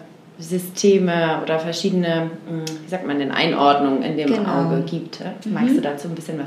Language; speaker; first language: German; native; German